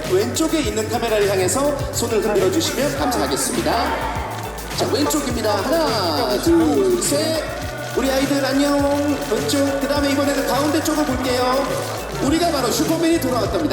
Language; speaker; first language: Korean; native; Korean